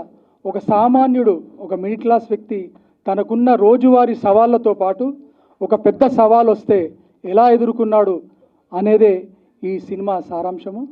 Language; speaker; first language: Telugu; native; Telugu